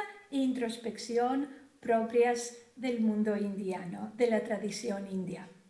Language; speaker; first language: Spanish; non-native, fluent; Greek